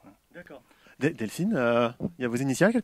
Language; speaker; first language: French; native; French